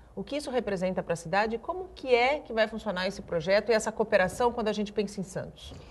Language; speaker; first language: Portuguese; native; Portuguese